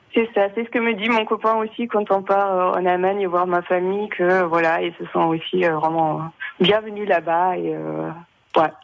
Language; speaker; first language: French; non-native, fluent; German